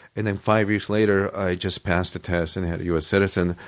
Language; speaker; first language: English; early bilingual, other home language; Japanese